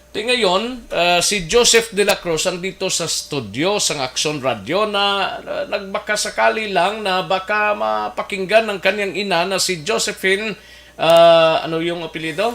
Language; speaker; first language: Filipino; non-native, local second language; Hiligaynon